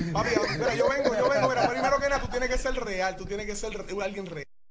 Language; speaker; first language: Spanish; early bilingual, other home language; English